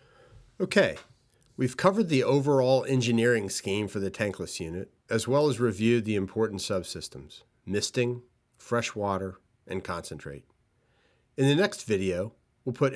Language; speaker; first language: English; native; English